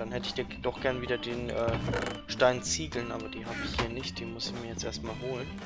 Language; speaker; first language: German; native; German